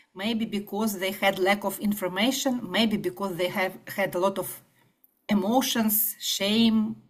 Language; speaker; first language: English; non-native, fluent; Ukrainian